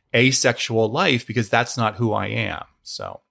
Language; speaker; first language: English; native; English